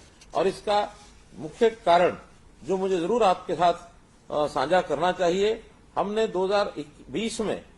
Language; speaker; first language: Hindi; native; Hindi